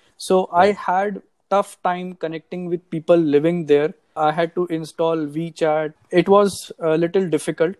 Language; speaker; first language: English; non-native, local second language; Hindi